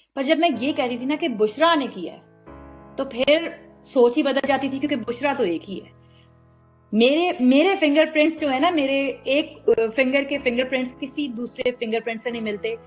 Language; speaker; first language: Urdu; native; Urdu